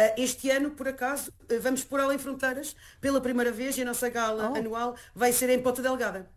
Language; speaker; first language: Portuguese; early bilingual, heritage; Portuguese